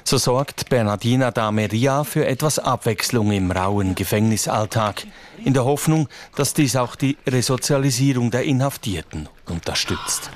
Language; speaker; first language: German; native; German